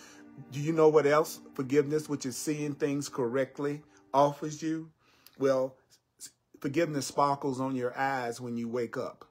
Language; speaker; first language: English; native; English